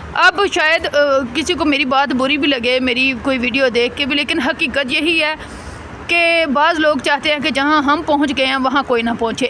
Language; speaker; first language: Urdu; non-native, local second language; Punjabi